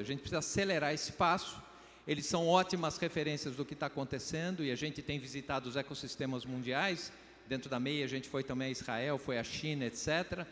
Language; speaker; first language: Portuguese; native; Portuguese